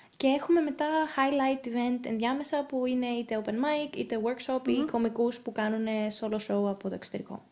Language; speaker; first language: Greek; early bilingual, heritage; Greek